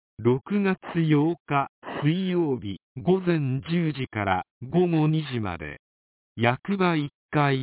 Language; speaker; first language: Japanese; native; Japanese